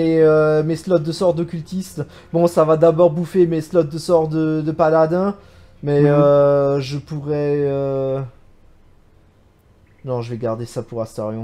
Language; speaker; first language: French; native; French